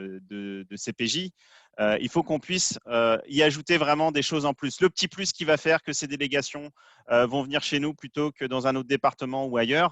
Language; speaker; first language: French; native; French